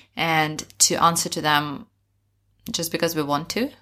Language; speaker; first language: English; non-native, fluent; Russian